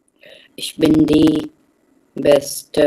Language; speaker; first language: German; non-native, learner; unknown